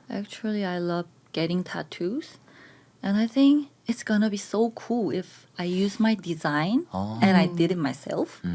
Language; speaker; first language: English; non-native, learner; Korean